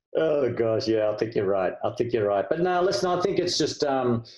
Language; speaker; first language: English; native; English